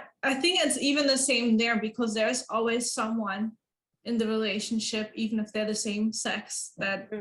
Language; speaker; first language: English; non-native, fluent; German